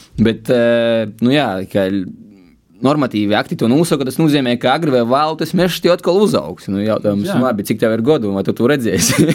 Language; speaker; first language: Latvian; native; Latvian